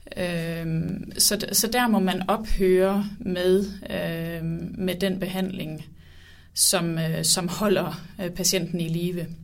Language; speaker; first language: Danish; native; Danish